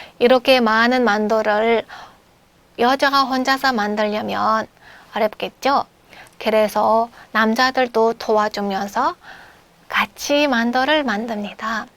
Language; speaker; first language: Korean; non-native, fluent; Mongolian